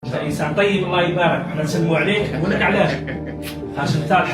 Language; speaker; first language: Arabic; native; Arabic